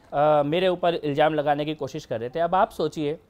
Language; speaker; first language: Hindi; native; Hindi